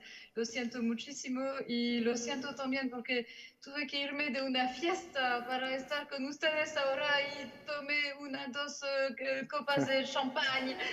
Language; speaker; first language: Spanish; non-native, fluent; French